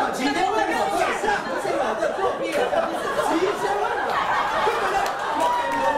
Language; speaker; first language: Chinese; non-native, learner; Japanese